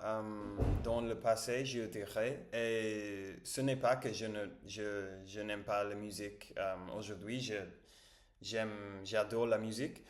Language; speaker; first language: French; non-native, learner; Spanish